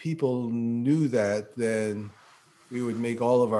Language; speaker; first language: English; native; English